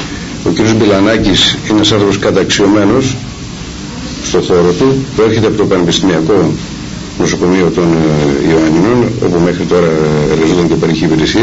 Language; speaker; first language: Greek; native; Greek